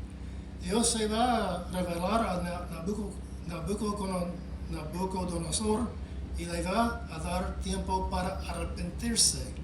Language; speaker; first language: Spanish; non-native, fluent; English